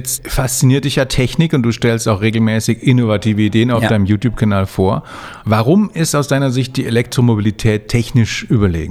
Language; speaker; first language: German; native; German